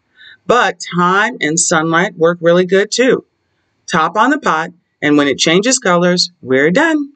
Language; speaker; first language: English; native; English